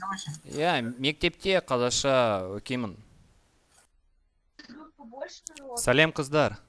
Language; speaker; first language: Kazakh; non-native, learner; Russian